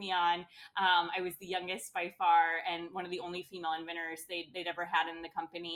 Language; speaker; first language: English; native; English